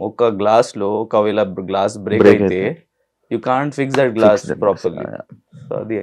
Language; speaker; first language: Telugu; non-native, learner; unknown